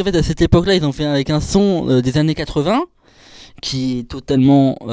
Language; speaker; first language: French; native; French